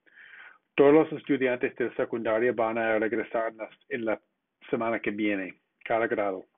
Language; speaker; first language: Spanish; non-native, fluent; English